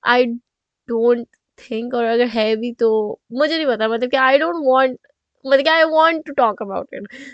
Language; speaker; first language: English; non-native, local second language; Urdu